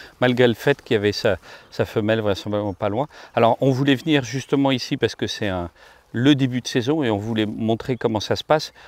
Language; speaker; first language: French; native; French